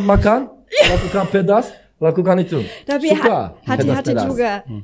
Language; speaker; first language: Indonesian; non-native, learner; Turkish